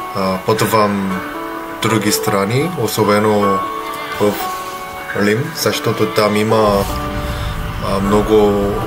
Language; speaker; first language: Bulgarian; non-native, learner; Korean